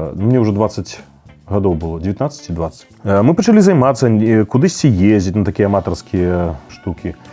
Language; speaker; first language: Belarusian; non-native, local second language; Russian